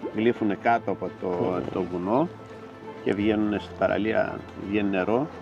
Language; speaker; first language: Greek; native; Greek